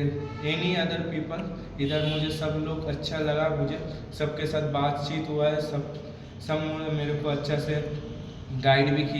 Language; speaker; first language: Hindi; non-native, local second language; Bangla